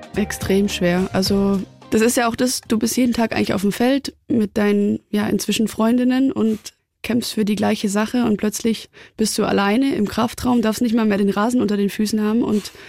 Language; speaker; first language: German; native; German